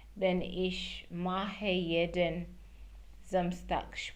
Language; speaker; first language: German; non-native, learner; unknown